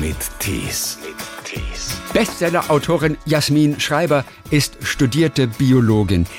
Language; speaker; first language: German; native; German